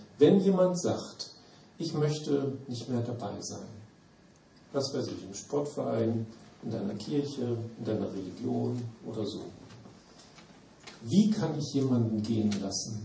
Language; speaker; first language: German; native; German